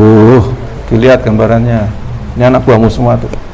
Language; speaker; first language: Indonesian; native; Indonesian